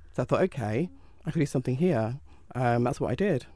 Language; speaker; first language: English; native; English